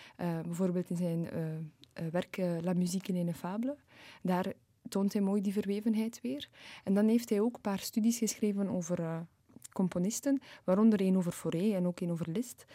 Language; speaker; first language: Dutch; early bilingual, other home language; Polish